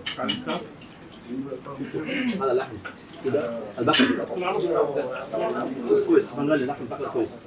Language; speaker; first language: Arabic; non-native, learner; Bangla